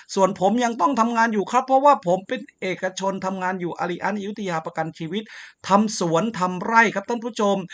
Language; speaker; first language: Thai; native; Thai